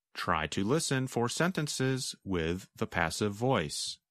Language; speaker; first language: English; native; English